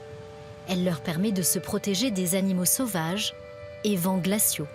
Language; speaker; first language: French; native; French